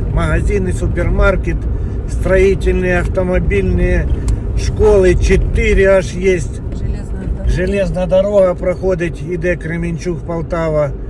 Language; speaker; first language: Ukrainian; non-native, local second language; Russian